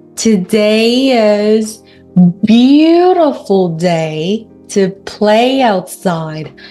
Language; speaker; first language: English; non-native, fluent; Korean